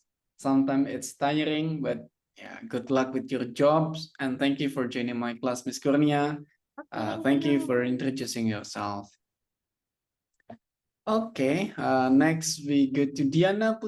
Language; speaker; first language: English; non-native, fluent; Indonesian